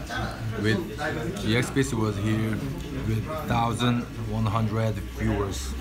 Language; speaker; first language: English; non-native, fluent; Korean